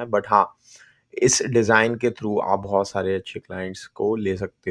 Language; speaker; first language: Hindi; native; Hindi